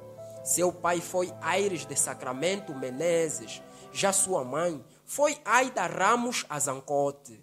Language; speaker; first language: Portuguese; native; Portuguese